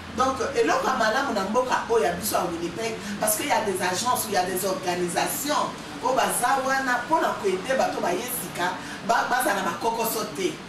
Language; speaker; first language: French; non-native, local second language; Lingala